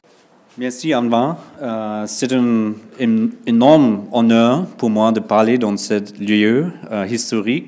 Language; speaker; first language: French; non-native, fluent; German